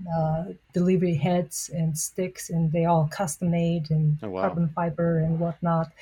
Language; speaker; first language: English; non-native, fluent; Mongolian